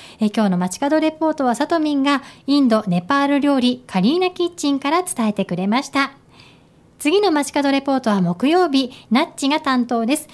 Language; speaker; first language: Japanese; native; Japanese